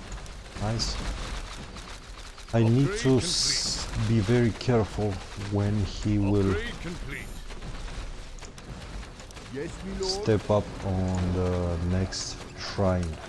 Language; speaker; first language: English; non-native, fluent; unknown